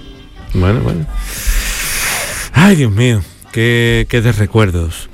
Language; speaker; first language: Spanish; native; Spanish